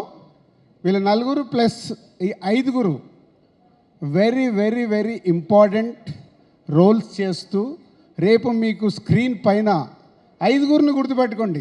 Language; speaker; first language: Telugu; native; Telugu